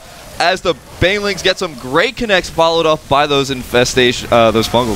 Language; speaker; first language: English; native; English